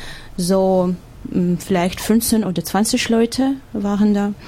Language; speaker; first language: German; non-native, learner; Ukrainian